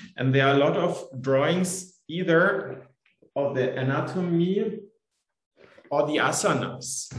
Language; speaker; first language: English; non-native, fluent; German